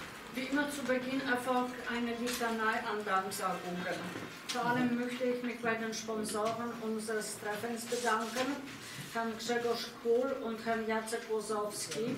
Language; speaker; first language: German; non-native, fluent; Polish